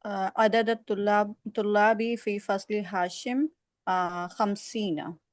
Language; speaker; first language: Arabic; non-native, learner; Urdu